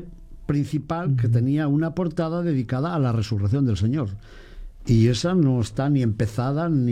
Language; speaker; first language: Spanish; native; Spanish